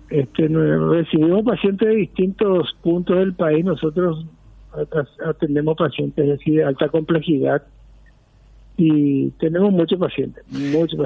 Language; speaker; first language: Spanish; native; Spanish